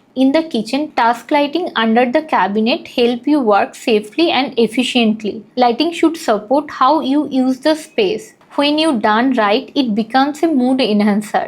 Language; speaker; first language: English; non-native, local second language; Hindi